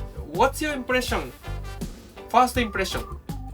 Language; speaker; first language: English; non-native, learner; Japanese